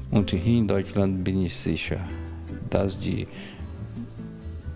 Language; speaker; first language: German; non-native, fluent; Portuguese